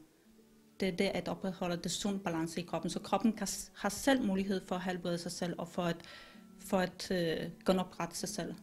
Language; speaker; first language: Danish; non-native, fluent; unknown